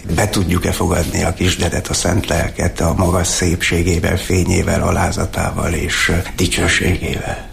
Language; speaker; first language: Hungarian; native; Hungarian